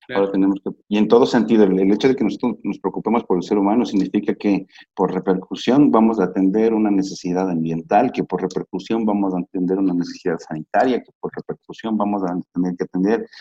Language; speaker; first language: Spanish; native; Spanish